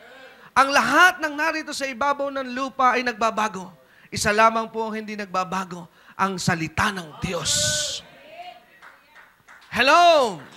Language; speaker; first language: Filipino; native; Filipino